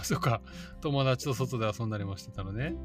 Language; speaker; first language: Japanese; native; Japanese